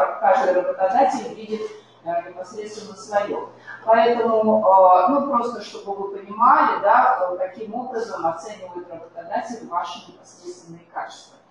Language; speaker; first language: Russian; native; Russian